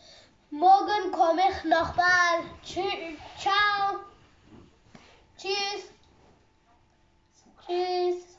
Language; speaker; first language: German; early bilingual, other home language; Urdu